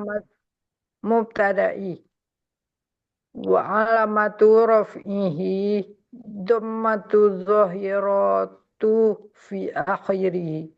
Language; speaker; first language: Arabic; non-native, learner; Indonesian